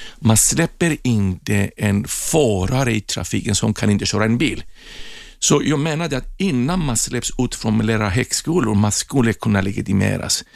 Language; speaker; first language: Swedish; non-native, fluent; Greek